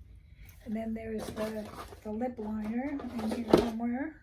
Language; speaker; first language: English; native; English